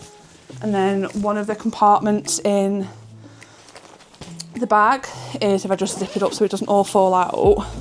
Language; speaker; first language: English; native; English